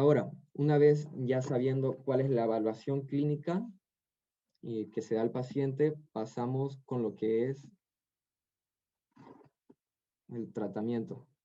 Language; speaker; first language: Spanish; native; Spanish